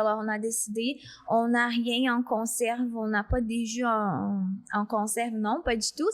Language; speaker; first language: French; non-native, fluent; Portuguese